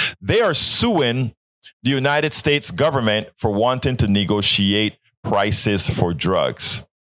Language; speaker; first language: English; non-native, fluent; Spanish